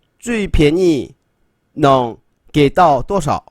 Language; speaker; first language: Chinese; non-native, fluent; Korean